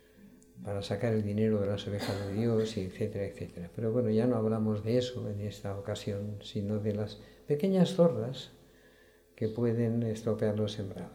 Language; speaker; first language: Spanish; native; Spanish